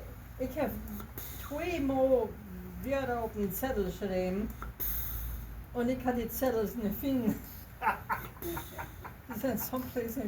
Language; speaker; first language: German; early bilingual, heritage; Low German